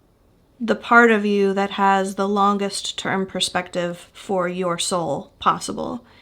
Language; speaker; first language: English; native; English